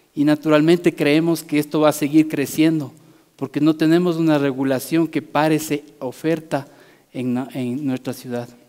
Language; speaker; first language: Spanish; native; Spanish